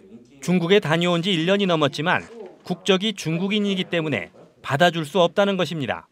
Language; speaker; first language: Korean; native; Korean